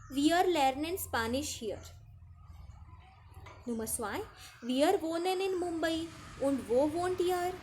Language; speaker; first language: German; non-native, fluent; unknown